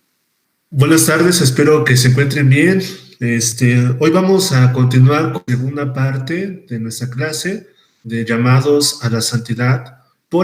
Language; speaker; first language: Spanish; native; Spanish